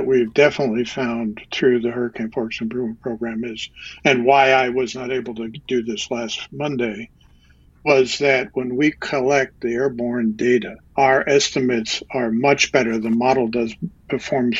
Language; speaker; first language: English; native; English